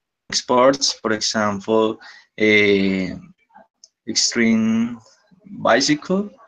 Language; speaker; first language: English; non-native, learner; Spanish